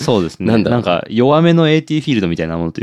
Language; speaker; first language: Japanese; native; Japanese